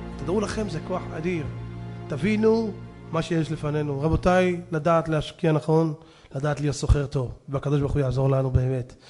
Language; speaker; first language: Hebrew; native; Hebrew